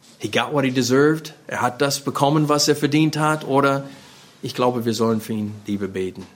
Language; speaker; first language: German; non-native, fluent; English